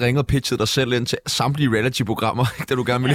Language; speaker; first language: Danish; native; Danish